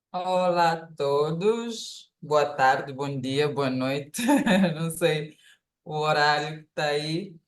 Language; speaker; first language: Portuguese; non-native, local second language; Kabuverdianu